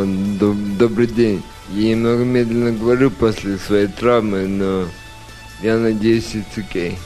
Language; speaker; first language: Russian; early bilingual, other home language; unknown